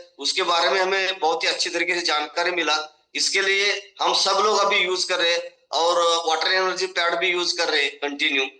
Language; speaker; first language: Hindi; non-native, local second language; Marathi